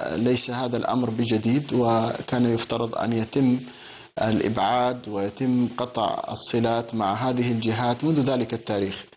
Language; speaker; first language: Arabic; native; Arabic